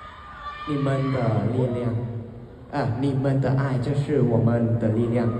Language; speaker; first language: Chinese; non-native, learner; Thai